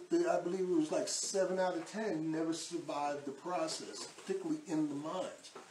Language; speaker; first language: English; native; English